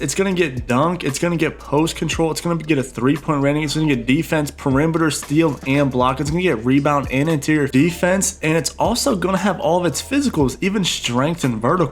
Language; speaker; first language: English; native; English